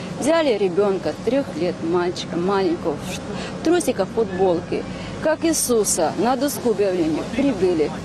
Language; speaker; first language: Russian; non-native, local second language; Ukrainian